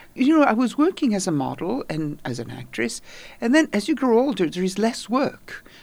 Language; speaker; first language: English; non-native, fluent; Italian